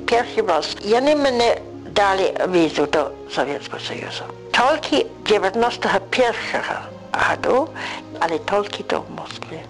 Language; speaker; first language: Polish; non-native, learner; English